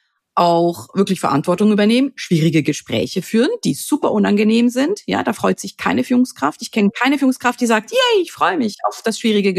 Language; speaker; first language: German; native; German